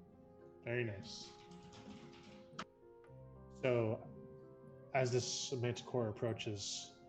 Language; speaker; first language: English; native; English